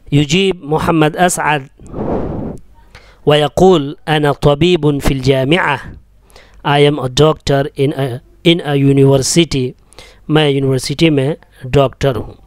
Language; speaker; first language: Urdu; native; Urdu